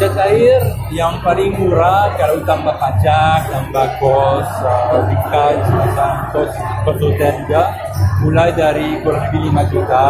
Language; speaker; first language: Indonesian; non-native, fluent; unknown